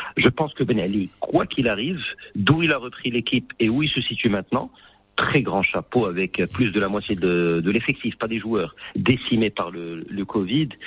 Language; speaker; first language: French; non-native, local second language; Arabic